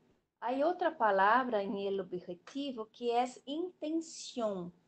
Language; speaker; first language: Spanish; non-native, learner; Portuguese